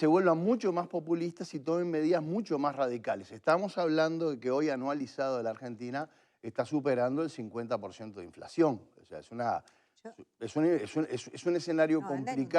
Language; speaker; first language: Spanish; native; Spanish